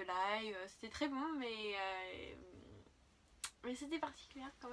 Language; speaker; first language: French; non-native, fluent; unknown